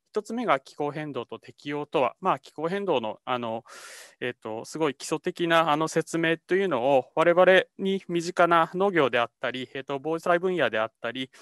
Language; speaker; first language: Japanese; native; Japanese